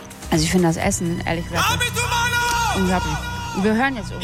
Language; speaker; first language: German; native; German